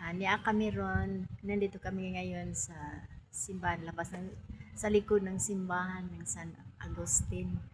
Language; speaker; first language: Filipino; non-native, local second language; Cebuano